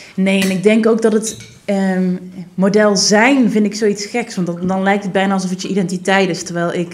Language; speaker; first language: Dutch; non-native, local second language; Limburgish